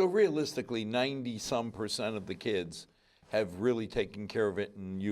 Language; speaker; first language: English; native; English